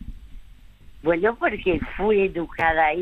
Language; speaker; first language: Spanish; early bilingual, other home language; French